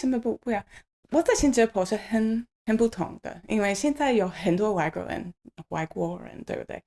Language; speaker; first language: Chinese; non-native, learner; English